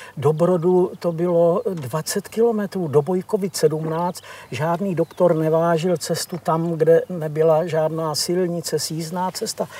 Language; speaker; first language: Czech; native; Czech